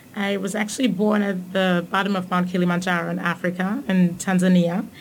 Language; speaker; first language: English; non-native, fluent; German